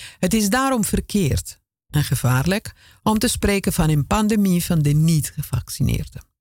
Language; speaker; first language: Dutch; non-native, fluent; Italian